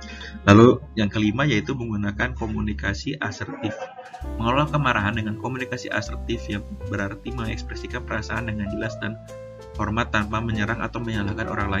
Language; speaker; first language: Indonesian; native; Indonesian